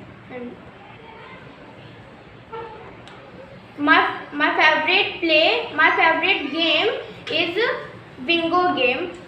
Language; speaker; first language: English; non-native, learner; Hindi